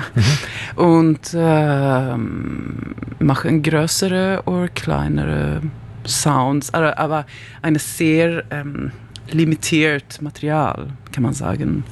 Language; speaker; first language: German; non-native, learner; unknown